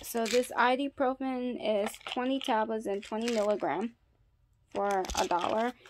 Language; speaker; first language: English; native; English